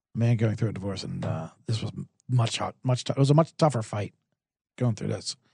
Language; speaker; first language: English; native; English